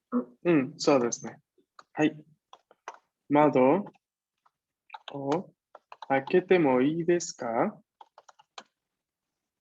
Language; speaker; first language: Japanese; non-native, fluent; Spanish